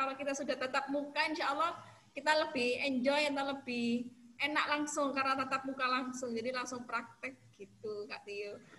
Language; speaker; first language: Indonesian; native; Indonesian